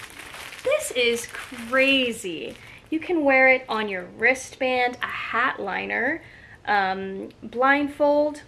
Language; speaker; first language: English; native; English